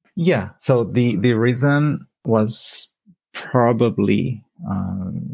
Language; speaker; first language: English; non-native, fluent; Portuguese